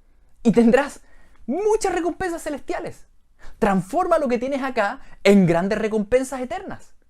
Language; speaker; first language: Spanish; native; Spanish